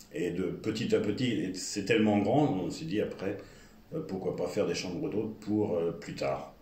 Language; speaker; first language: French; native; French